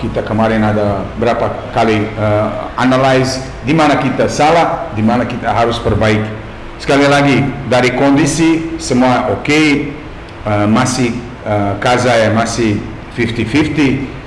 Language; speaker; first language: Indonesian; non-native, fluent; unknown